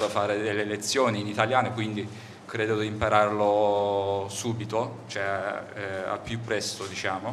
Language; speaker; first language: Italian; non-native, fluent; Turkish